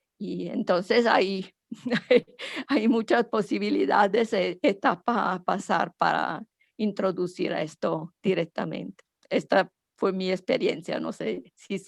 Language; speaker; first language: Spanish; non-native, fluent; Italian